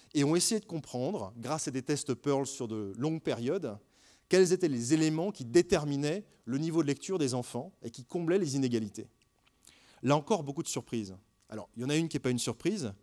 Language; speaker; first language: French; native; French